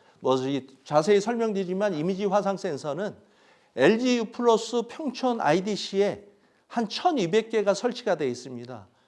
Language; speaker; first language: Korean; native; Korean